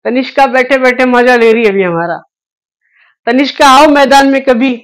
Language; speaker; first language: Hindi; non-native, local second language; Marathi